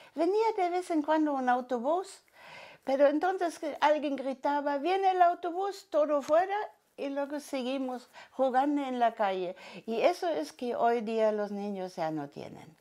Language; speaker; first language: Spanish; non-native, fluent; German